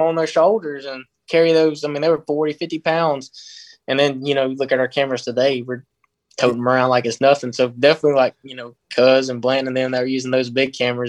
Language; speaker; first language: English; native; English